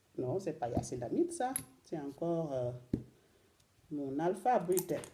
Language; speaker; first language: French; non-native, local second language; Wolof